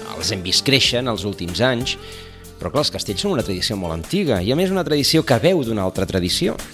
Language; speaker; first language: Catalan; native; Catalan